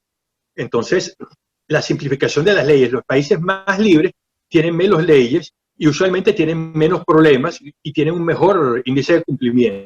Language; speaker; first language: Spanish; native; Spanish